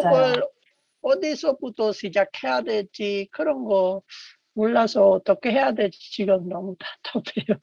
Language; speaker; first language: Korean; non-native, learner; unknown